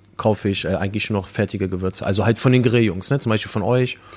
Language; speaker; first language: German; native; German